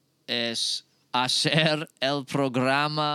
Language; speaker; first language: Spanish; non-native, learner; English